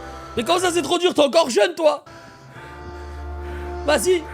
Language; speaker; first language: French; native; French